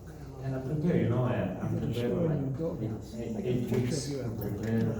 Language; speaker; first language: English; non-native, learner; Russian